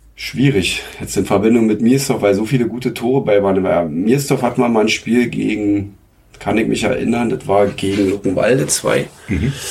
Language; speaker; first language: German; native; German